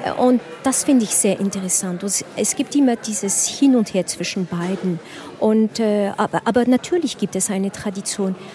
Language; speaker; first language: German; non-native, fluent; French